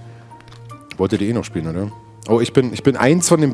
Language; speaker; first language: German; native; German